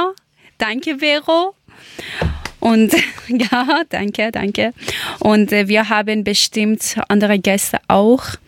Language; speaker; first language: German; non-native, learner; Persian